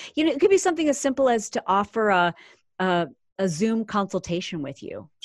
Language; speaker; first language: English; native; English